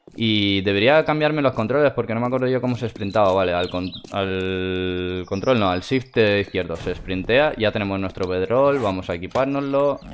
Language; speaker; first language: Spanish; non-native, fluent; Russian